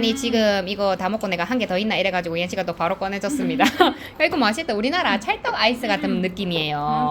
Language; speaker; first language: Korean; native; Korean